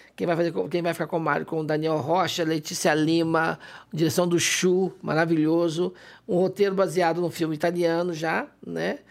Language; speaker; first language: Portuguese; native; Portuguese